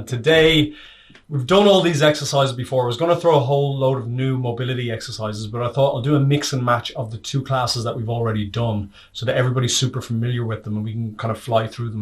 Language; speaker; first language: English; native; English